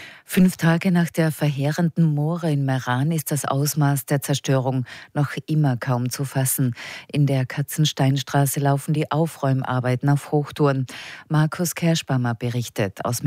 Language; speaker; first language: German; native; German